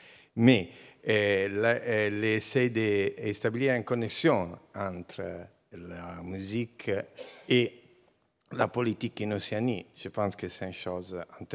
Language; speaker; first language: French; non-native, learner; Italian